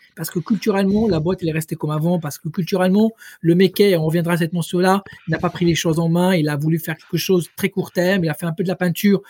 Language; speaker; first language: French; non-native, local second language; Arabic